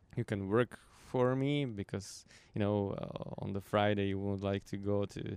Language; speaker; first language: English; non-native, fluent; Slovak